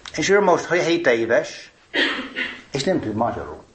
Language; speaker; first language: Hungarian; non-native, fluent; English